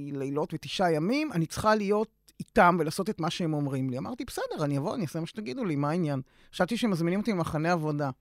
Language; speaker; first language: Hebrew; native; Hebrew